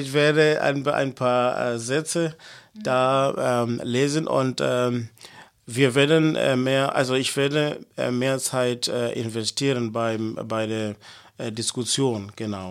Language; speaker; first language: German; non-native, fluent; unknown